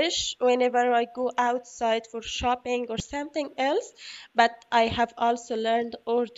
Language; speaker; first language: English; non-native, learner; Persian